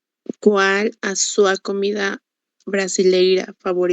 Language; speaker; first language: Portuguese; non-native, learner; Spanish